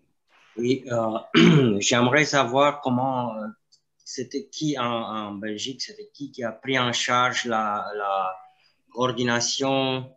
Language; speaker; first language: French; non-native, fluent; Romanian